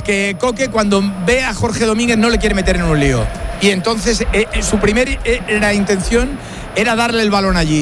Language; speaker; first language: Spanish; native; Spanish